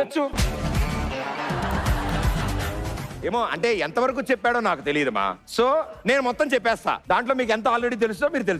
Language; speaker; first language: Telugu; native; Telugu